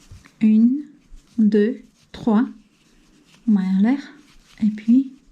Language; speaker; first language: French; non-native, fluent; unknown